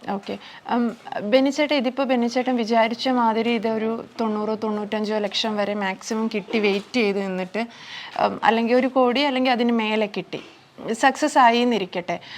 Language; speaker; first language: Malayalam; native; Malayalam